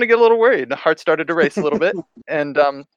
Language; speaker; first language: English; native; English